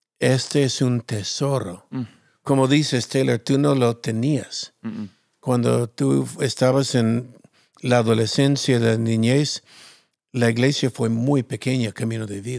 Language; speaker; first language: Spanish; non-native, fluent; English